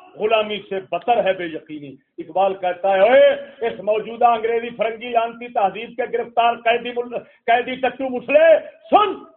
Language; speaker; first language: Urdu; non-native, local second language; Punjabi